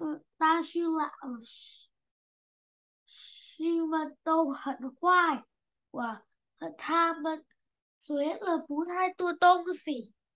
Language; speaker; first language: Chinese; non-native, learner; Vietnamese